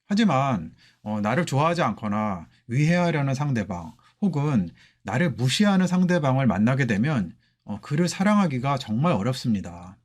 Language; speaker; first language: Korean; native; Korean